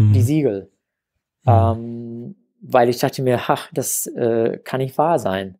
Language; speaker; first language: German; non-native, fluent; English